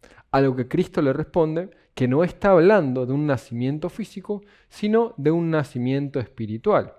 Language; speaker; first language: Spanish; native; Spanish